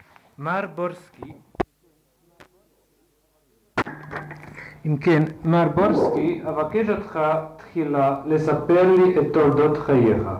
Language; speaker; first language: Hebrew; non-native, fluent; Slovak